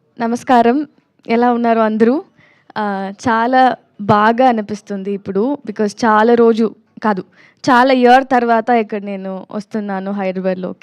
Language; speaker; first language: Telugu; non-native, learner; Tamil